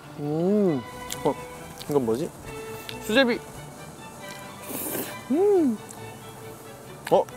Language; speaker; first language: Korean; native; Korean